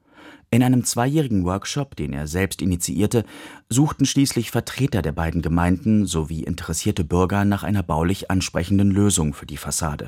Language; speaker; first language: German; native; German